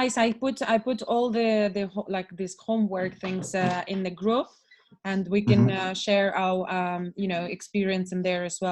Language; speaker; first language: English; non-native, fluent; Russian